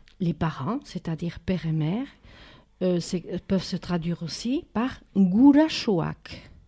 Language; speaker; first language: French; native; French